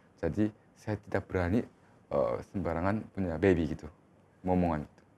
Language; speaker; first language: Indonesian; non-native, fluent; Korean